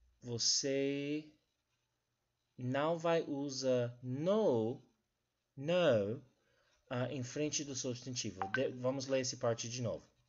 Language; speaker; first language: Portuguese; non-native, learner; English